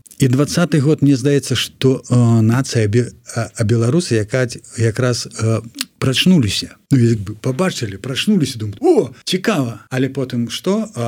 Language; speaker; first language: Belarusian; non-native, local second language; Russian